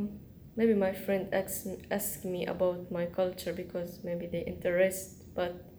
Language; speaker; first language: English; non-native, learner; Arabic